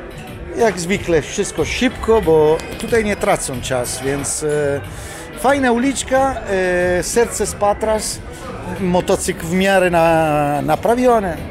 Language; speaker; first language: Polish; non-native, fluent; Italian